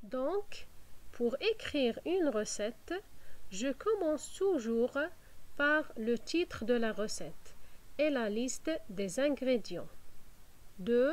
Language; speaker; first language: French; non-native, fluent; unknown